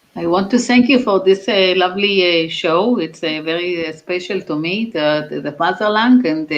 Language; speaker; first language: English; non-native, fluent; Hebrew